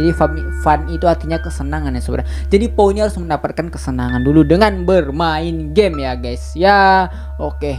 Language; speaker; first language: Indonesian; native; Indonesian